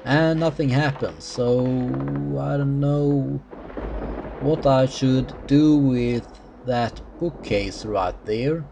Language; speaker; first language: English; non-native, fluent; Swedish